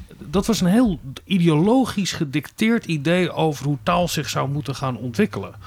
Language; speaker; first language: Dutch; native; Dutch